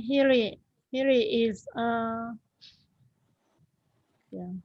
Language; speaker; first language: English; non-native, learner; Thai